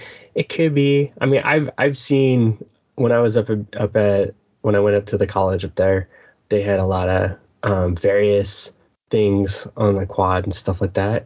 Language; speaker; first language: English; native; English